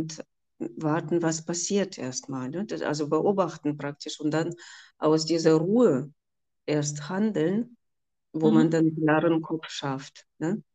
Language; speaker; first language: German; non-native, fluent; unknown